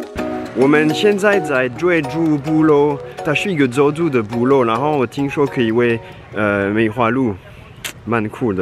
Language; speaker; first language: Chinese; non-native, fluent; French